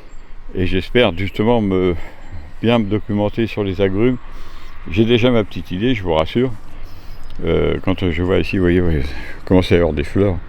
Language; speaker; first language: French; native; French